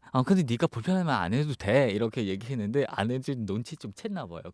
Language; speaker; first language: Korean; non-native, fluent; Khmer